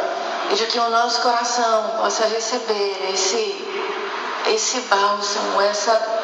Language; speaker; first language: Portuguese; native; Portuguese